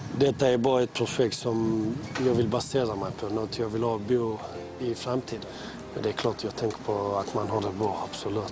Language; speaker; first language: Swedish; early bilingual, other home language; Serbian